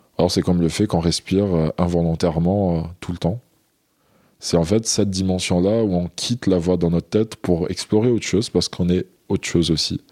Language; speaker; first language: French; non-native, local second language; Arabic